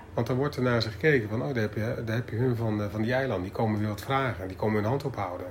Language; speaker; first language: Dutch; native; Dutch